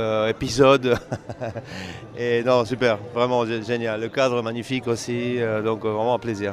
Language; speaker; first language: French; non-native, fluent; Spanish